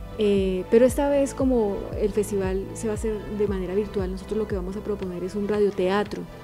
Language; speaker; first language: Spanish; native; Spanish